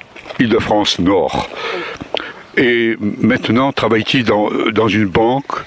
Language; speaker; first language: French; native; French